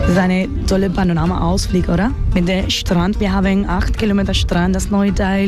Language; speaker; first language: German; non-native, learner; Spanish